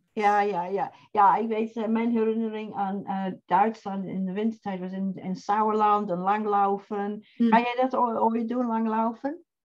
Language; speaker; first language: Dutch; non-native, fluent; English